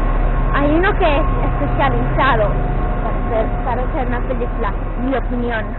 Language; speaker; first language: Spanish; early bilingual, heritage; English